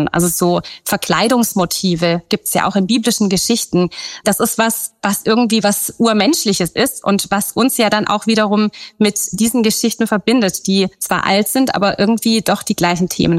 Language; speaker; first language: German; native; German